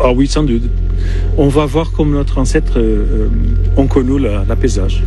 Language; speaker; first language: French; non-native, fluent; Portuguese